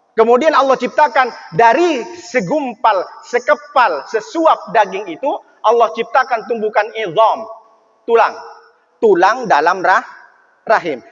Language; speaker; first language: Indonesian; non-native, local second language; Madurese